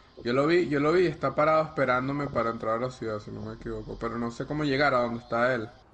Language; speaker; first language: Spanish; native; Spanish